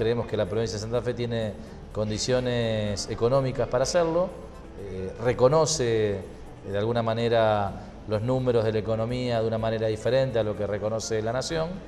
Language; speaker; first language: Spanish; native; Spanish